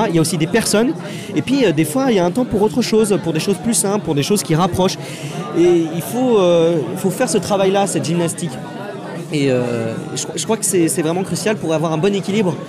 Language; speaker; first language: French; native; French